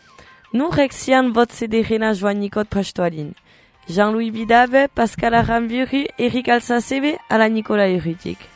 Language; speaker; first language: Basque; native; Basque